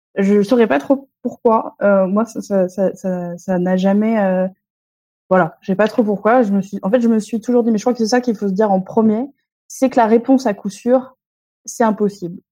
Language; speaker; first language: French; native; French